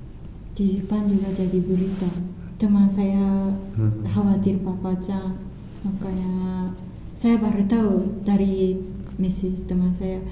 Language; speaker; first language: Indonesian; non-native, fluent; Japanese